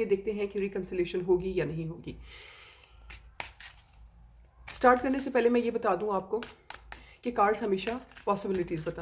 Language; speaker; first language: Hindi; native; Hindi